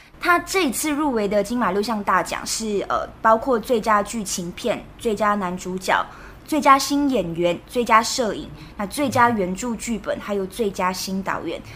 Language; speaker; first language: Chinese; native; Chinese